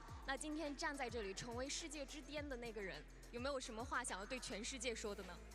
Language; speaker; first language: Chinese; native; Chinese